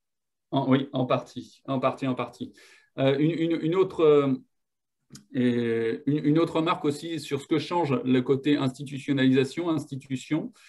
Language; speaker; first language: French; native; French